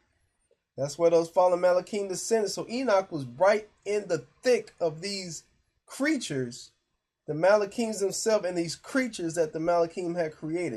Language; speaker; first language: English; native; English